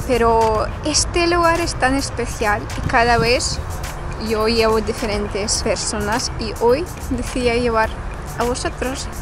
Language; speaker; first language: Spanish; non-native, fluent; Russian